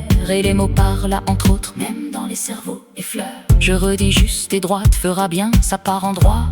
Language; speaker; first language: French; native; French